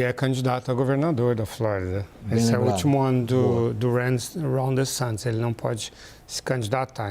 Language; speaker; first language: Portuguese; native; Portuguese